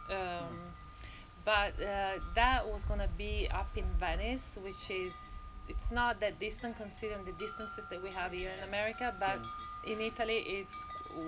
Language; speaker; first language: English; non-native, fluent; Italian